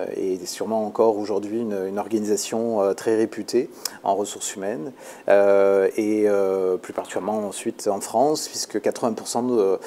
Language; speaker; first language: French; native; French